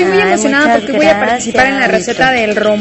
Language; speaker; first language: Spanish; native; Spanish